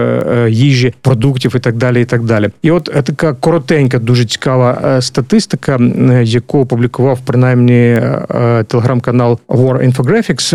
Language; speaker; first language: Ukrainian; native; Ukrainian